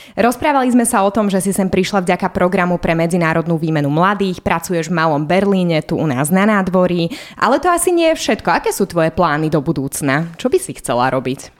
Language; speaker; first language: Slovak; native; Slovak